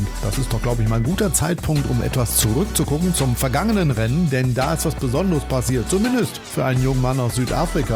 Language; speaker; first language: German; native; German